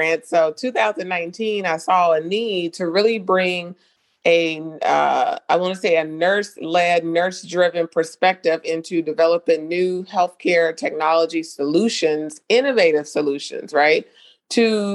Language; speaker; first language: English; native; English